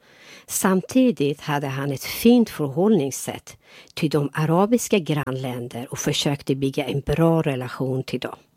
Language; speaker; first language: Swedish; non-native, fluent; Persian